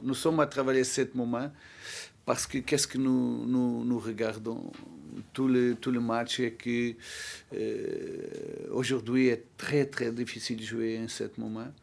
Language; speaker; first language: French; non-native, fluent; Portuguese